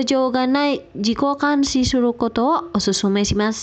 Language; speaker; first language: Japanese; non-native, fluent; Indonesian